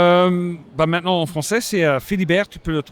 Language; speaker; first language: French; non-native, local second language; Dutch